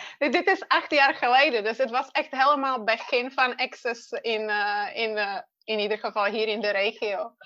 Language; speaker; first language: Dutch; non-native, fluent; Czech